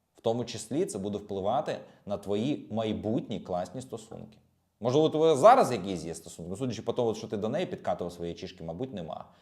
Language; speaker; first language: Ukrainian; native; Ukrainian